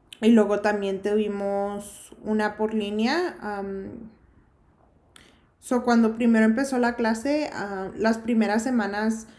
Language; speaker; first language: Spanish; early bilingual, heritage; Spanish